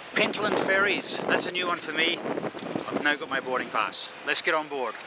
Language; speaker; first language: English; native; English